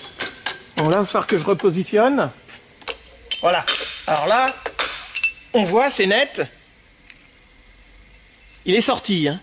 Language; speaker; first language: French; native; French